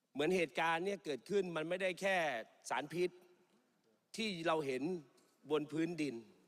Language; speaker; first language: Thai; native; Thai